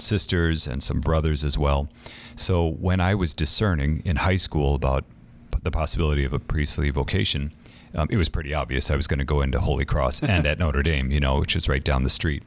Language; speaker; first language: English; native; English